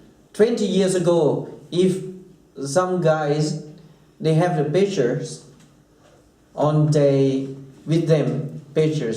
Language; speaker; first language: English; non-native, fluent; Thai